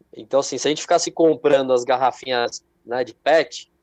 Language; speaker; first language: Portuguese; native; Portuguese